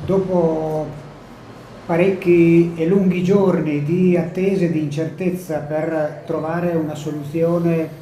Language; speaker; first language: Italian; native; Italian